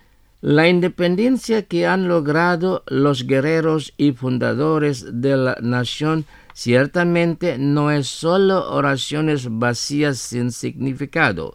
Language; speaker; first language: Spanish; non-native, fluent; Indonesian